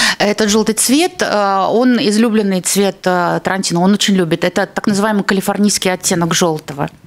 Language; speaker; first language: Russian; native; Russian